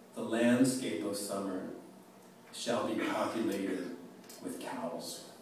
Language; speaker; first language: English; native; English